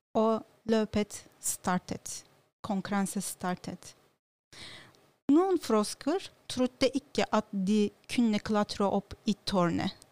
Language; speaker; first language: Norwegian; non-native, learner; Turkish